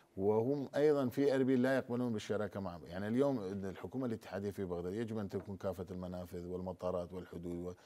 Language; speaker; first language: Arabic; non-native, local second language; Turkmen